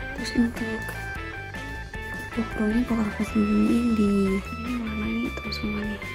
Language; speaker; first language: Indonesian; native; Indonesian